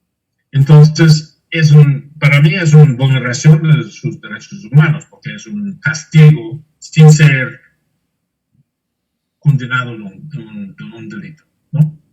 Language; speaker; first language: Spanish; non-native, fluent; English